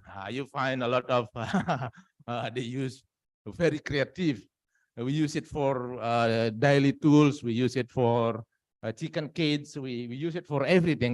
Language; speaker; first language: English; non-native, fluent; Indonesian